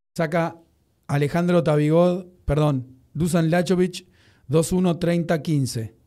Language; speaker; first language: Spanish; native; Spanish